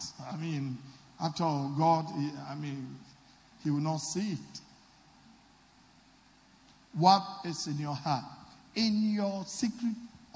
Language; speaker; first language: English; non-native, local second language; Akan